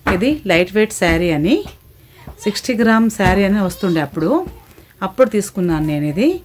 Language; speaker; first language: Telugu; non-native, local second language; Kannada